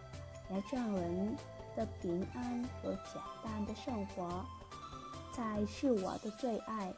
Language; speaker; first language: Chinese; non-native, fluent; Vietnamese